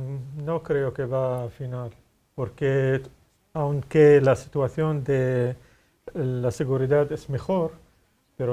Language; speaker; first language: Spanish; non-native, fluent; Arabic